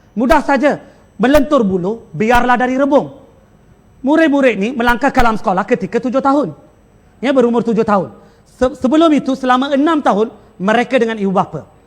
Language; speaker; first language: Malay; non-native, local second language; Tamil